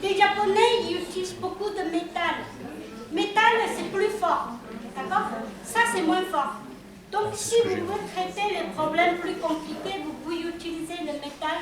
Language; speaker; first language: French; non-native, local second language; Chinese